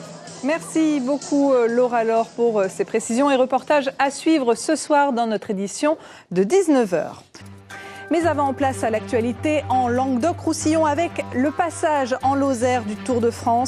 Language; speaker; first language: French; native; French